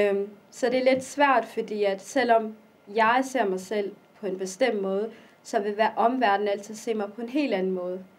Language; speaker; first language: Danish; early bilingual, other home language; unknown